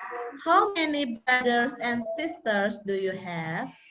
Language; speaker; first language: English; non-native, fluent; Indonesian